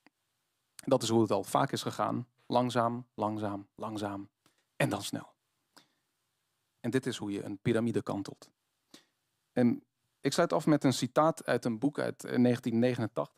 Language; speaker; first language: Dutch; native; Dutch